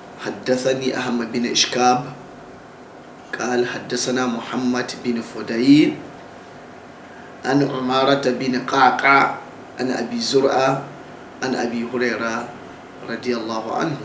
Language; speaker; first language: Arabic; non-native, fluent; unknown